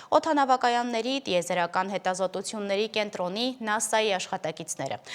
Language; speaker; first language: Armenian; native; Armenian